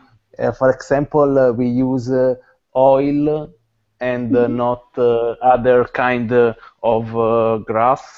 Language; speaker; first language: English; non-native, learner; Italian